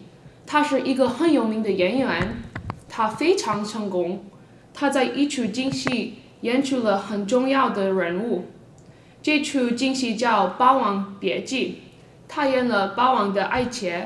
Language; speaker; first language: Chinese; non-native, learner; English